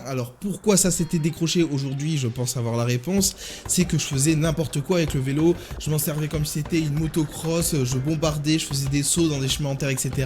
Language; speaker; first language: French; native; French